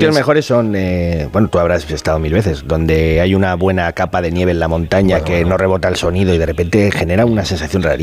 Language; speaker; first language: Spanish; native; Spanish